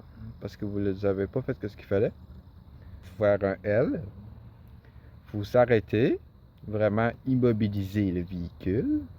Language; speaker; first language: French; native; French